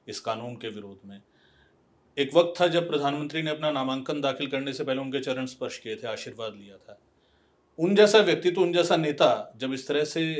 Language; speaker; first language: Hindi; non-native, local second language; Punjabi